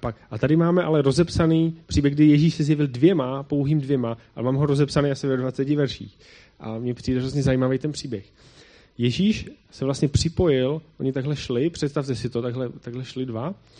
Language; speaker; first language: Czech; native; Czech